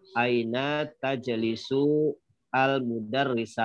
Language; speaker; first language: Arabic; non-native, learner; Indonesian